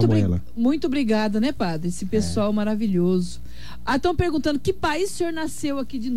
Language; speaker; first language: Portuguese; native; Portuguese